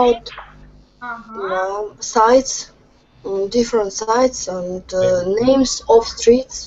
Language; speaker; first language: English; non-native, learner; Russian